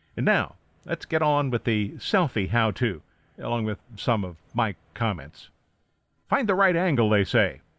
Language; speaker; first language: English; native; English